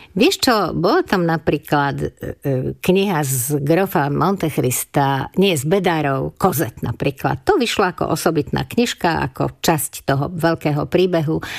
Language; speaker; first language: Slovak; non-native, local second language; Hungarian